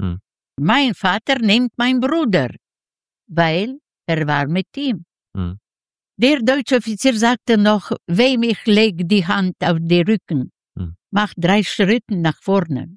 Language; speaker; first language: German; non-native, learner; Yiddish